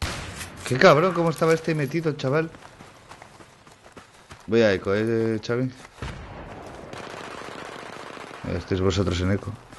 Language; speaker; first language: Spanish; native; Spanish